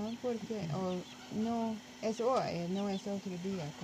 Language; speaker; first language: Spanish; non-native, learner; English